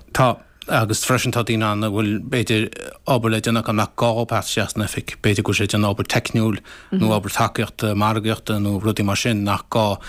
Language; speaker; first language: Irish; native; Irish